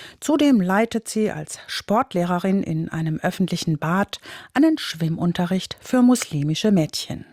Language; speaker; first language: German; native; German